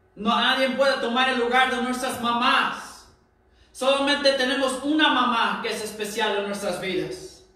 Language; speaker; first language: Spanish; early bilingual, heritage; Spanish